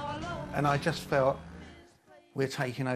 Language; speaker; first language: English; native; English